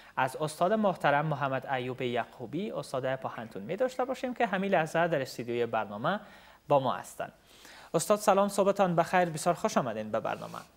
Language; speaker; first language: Persian; native; Persian